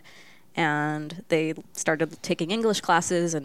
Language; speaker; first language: English; early bilingual, other home language; Spanish